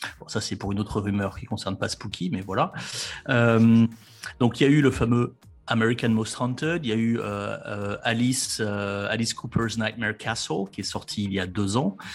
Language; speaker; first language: French; native; French